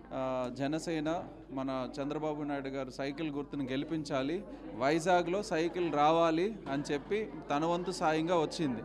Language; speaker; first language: Telugu; native; Telugu